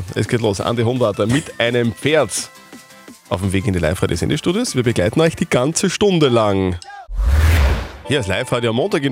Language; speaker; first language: German; native; German